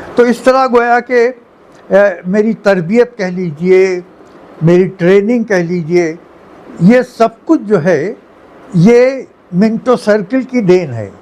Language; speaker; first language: Urdu; native; Urdu